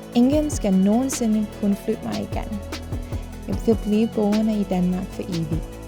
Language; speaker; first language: Danish; non-native, fluent; English